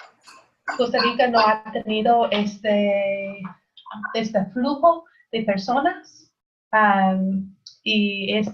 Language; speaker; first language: Spanish; non-native, learner; English